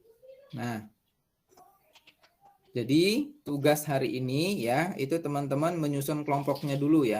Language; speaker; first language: Indonesian; native; Indonesian